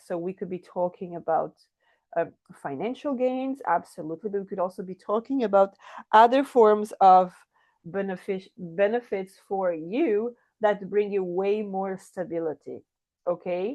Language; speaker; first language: English; non-native, fluent; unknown